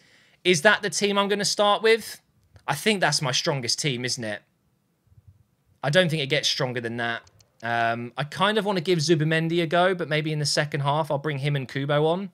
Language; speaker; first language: English; native; English